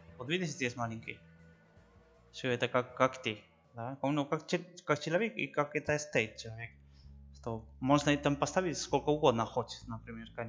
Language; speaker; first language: Russian; non-native, learner; Spanish